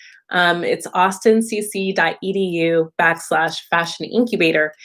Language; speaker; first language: English; native; English